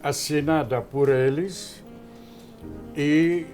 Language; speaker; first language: Portuguese; non-native, fluent; Arabic